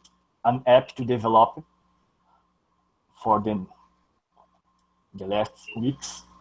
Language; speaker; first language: English; non-native, learner; Portuguese